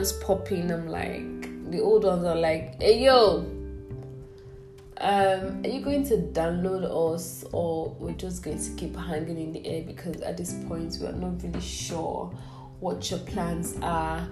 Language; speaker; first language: English; non-native, local second language; Igbo